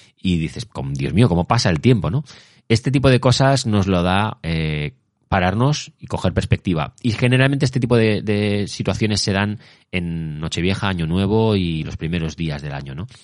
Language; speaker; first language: Spanish; native; Spanish